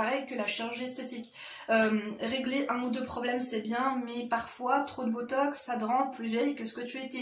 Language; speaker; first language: French; native; French